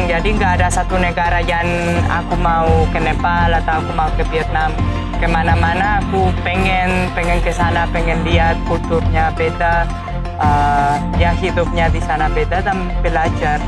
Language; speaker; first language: Indonesian; non-native, fluent; Spanish